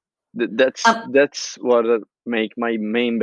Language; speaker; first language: English; non-native, fluent; Italian